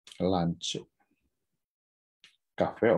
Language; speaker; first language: Italian; non-native, fluent; Japanese